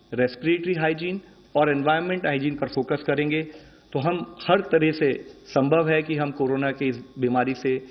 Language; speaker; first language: Hindi; native; Hindi